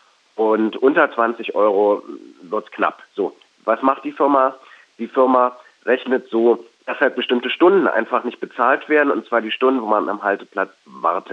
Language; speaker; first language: German; native; German